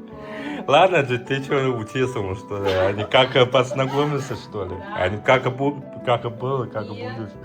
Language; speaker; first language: Russian; non-native, learner; Chinese